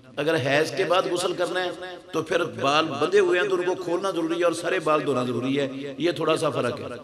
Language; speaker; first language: Urdu; non-native, local second language; Punjabi